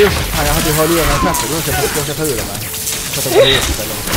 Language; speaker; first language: Swedish; native; Swedish